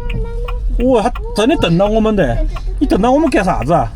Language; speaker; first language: Chinese; native; Chinese